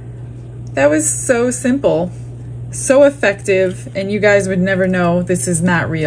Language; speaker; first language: English; native; English